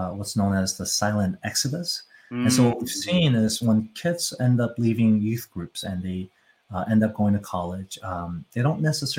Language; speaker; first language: English; native; English